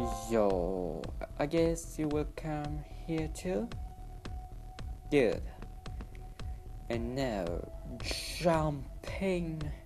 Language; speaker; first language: English; non-native, learner; German